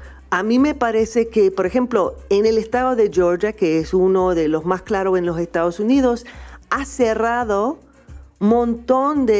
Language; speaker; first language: Spanish; non-native, fluent; English